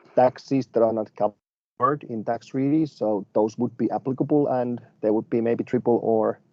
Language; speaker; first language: English; non-native, fluent; Finnish